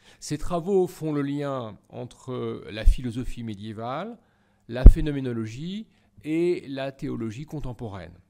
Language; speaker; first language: French; native; French